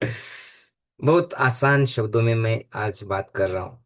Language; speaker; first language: Hindi; non-native, local second language; Marathi